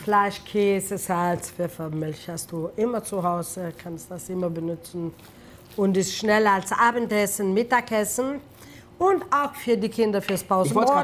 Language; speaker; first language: German; non-native, fluent; Italian